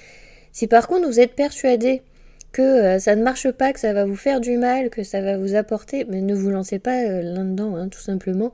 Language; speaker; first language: French; native; French